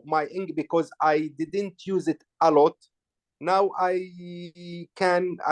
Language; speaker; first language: English; non-native, learner; Arabic